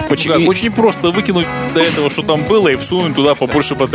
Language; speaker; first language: Russian; native; Russian